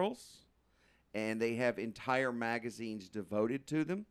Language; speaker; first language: English; native; English